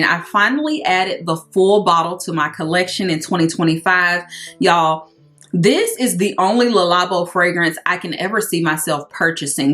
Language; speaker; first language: English; native; English